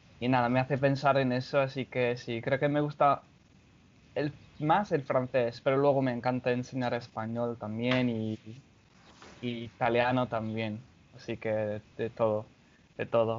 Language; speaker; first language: Spanish; non-native, fluent; English